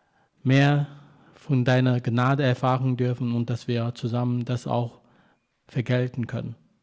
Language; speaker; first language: German; non-native, fluent; Chinese